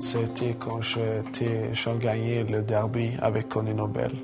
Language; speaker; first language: French; non-native, learner; Swedish